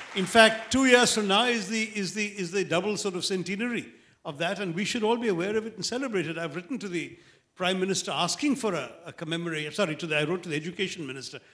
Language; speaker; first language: English; non-native, local second language; Malayalam